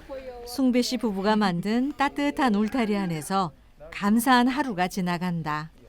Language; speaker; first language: Korean; native; Korean